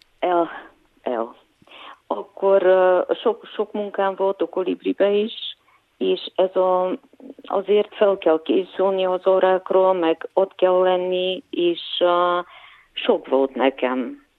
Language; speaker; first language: Hungarian; non-native, fluent; Bulgarian